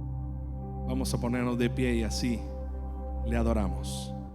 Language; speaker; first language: Spanish; native; Spanish